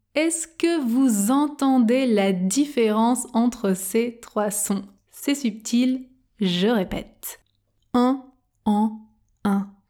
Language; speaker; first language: French; native; French